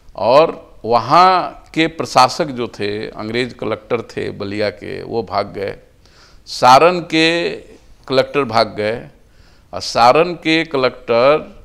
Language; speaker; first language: Hindi; native; Hindi